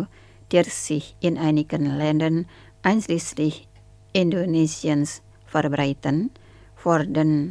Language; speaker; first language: German; non-native, fluent; Indonesian